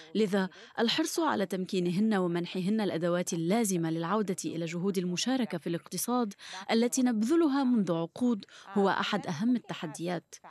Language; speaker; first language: Arabic; early bilingual, other home language; Persian